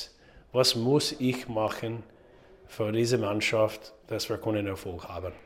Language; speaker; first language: German; non-native, learner; English